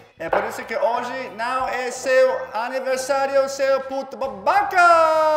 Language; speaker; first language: Portuguese; non-native, fluent; English